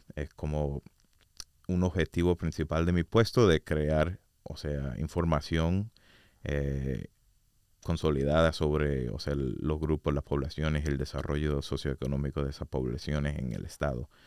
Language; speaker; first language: Spanish; non-native, fluent; English